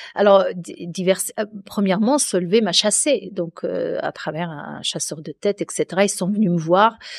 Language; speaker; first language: French; non-native, local second language; Arabic